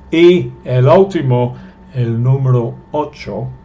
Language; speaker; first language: Spanish; non-native, fluent; English